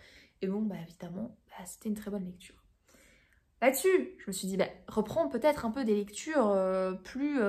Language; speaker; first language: French; native; French